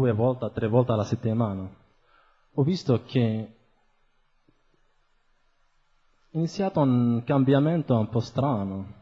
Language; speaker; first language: Italian; non-native, fluent; Arabic